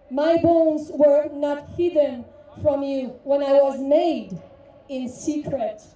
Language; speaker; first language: English; native; English